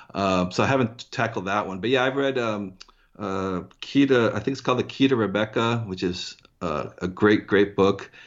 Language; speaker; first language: English; early bilingual, heritage; English